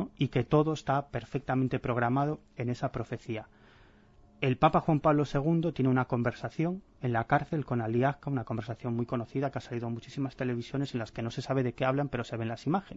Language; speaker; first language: Spanish; native; Spanish